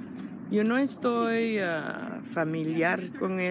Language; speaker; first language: Spanish; non-native, fluent; English